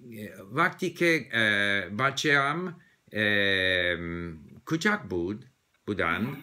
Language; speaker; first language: Persian; non-native, learner; English